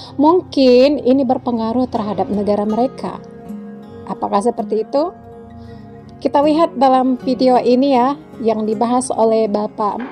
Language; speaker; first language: Indonesian; native; Indonesian